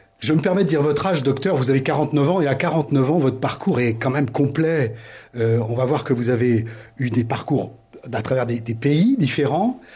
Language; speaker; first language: French; native; French